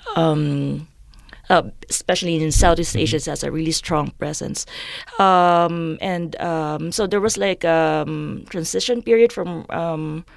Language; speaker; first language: English; non-native, local second language; Filipino